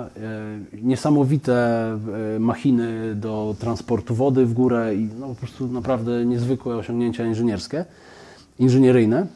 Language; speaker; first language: Polish; native; Polish